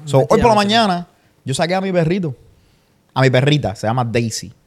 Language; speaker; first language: Spanish; native; Spanish